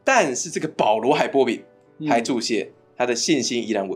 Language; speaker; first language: Chinese; native; Chinese